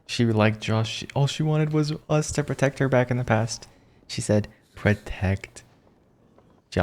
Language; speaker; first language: English; native; English